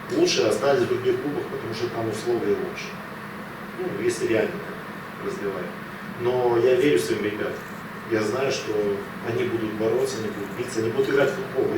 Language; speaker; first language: Russian; native; Russian